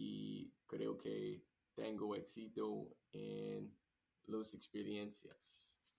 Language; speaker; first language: Spanish; non-native, learner; English